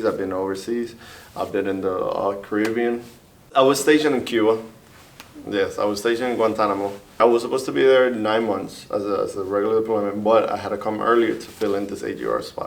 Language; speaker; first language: English; early bilingual, other home language; Spanish